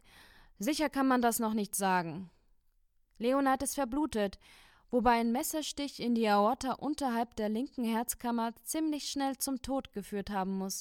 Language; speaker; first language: German; native; German